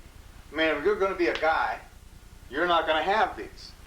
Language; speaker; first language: English; native; English